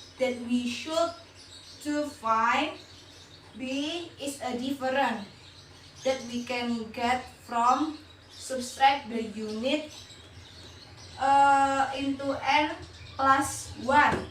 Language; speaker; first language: English; non-native, learner; Indonesian